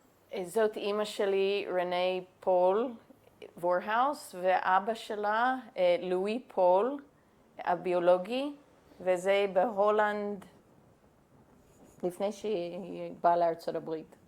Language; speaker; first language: Hebrew; non-native, fluent; English